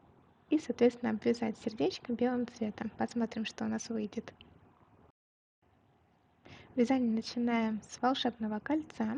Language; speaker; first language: Russian; native; Russian